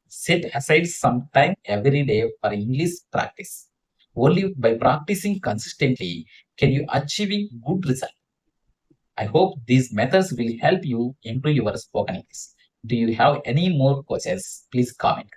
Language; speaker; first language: English; non-native, local second language; Telugu